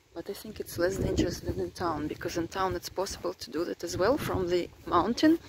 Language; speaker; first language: English; non-native, fluent; Russian